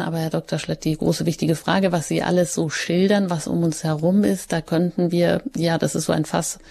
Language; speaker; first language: German; native; German